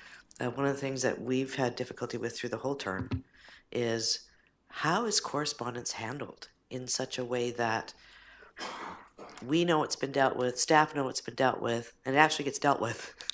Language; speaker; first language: English; native; English